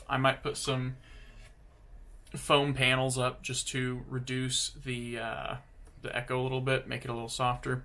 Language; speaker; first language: English; native; English